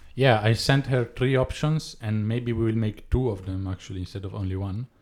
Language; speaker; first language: English; non-native, fluent; Italian